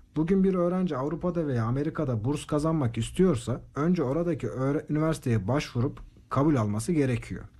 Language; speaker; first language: Turkish; native; Turkish